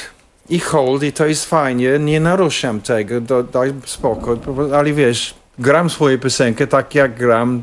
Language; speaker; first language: Polish; non-native, fluent; English